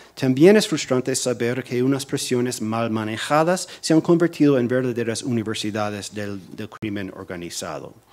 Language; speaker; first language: Spanish; non-native, fluent; English